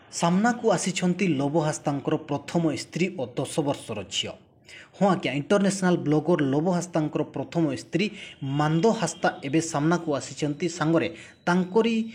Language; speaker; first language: Odia; non-native, local second language; Santali